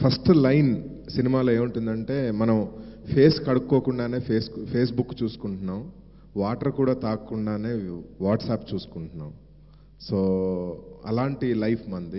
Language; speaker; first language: Telugu; native; Telugu